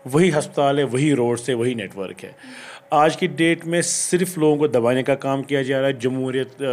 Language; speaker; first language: Hindi; non-native, local second language; Kashmiri